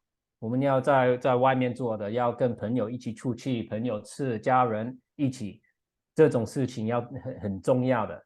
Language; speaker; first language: Chinese; non-native, fluent; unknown